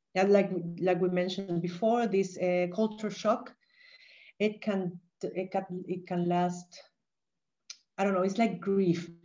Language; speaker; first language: English; non-native, fluent; Spanish